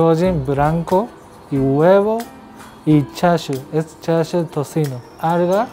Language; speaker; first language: Spanish; non-native, learner; Japanese